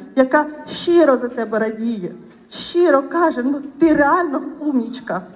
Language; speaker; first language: Ukrainian; non-native, local second language; Russian